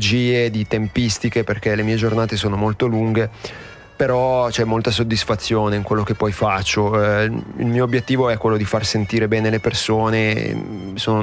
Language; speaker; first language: Italian; native; Italian